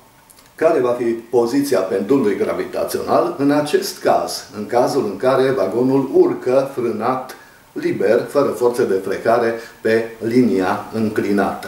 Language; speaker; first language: Romanian; native; Romanian